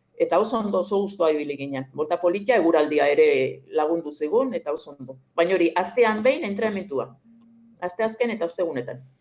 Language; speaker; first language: Basque; native; Basque